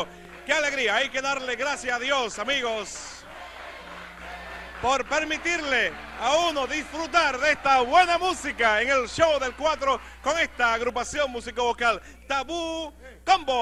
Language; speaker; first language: Spanish; native; Spanish